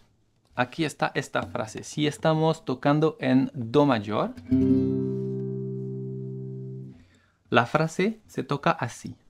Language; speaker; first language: Spanish; non-native, fluent; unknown